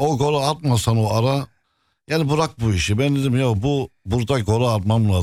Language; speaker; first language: Turkish; non-native, fluent; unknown